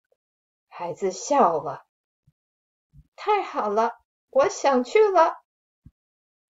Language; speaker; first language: Chinese; non-native, fluent; English